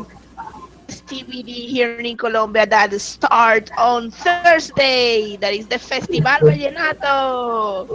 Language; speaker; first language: English; non-native, learner; Spanish